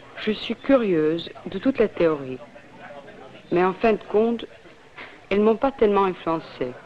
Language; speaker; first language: French; non-native, fluent; Serbian